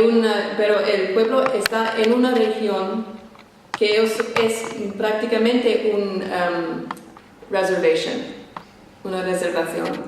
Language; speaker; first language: Spanish; non-native, fluent; English